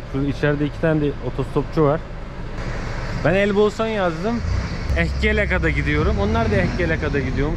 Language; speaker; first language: Turkish; native; Turkish